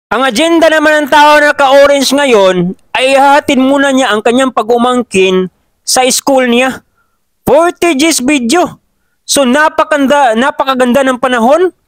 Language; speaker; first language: Filipino; non-native, local second language; Cebuano